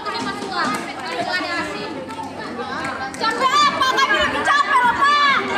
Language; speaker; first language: Indonesian; native; Indonesian